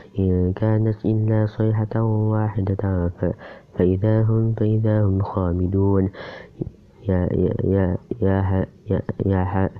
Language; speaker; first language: Arabic; non-native, learner; Indonesian